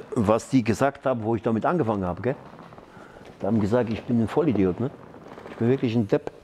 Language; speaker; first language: German; non-native, fluent; Polish